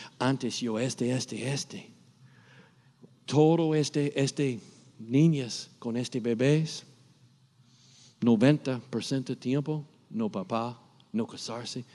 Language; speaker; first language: Spanish; non-native, learner; English